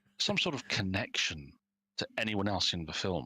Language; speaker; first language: English; native; English